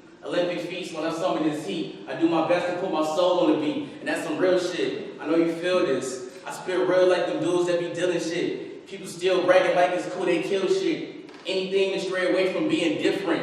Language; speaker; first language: English; native; English